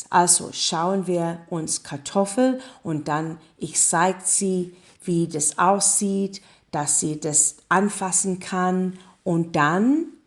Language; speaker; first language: German; non-native, learner; English